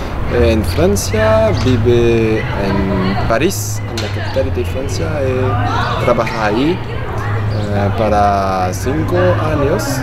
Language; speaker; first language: Spanish; non-native, learner; French